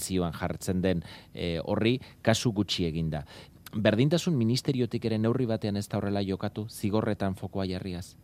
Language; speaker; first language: Basque; native; Basque